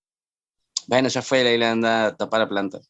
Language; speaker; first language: Spanish; native; Spanish